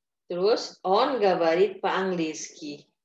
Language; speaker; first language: Russian; non-native, fluent; Indonesian